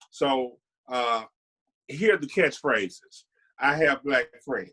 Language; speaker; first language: English; native; English